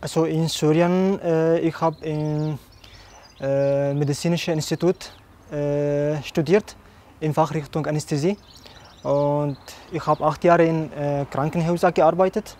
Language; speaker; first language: German; non-native, learner; Arabic